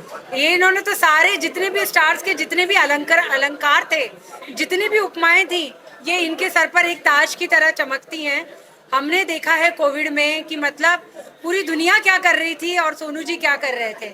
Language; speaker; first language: Hindi; native; Hindi